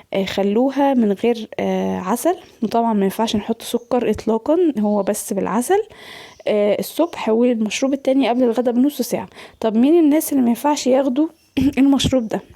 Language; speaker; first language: Arabic; native; Arabic